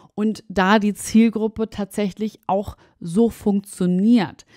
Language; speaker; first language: German; native; German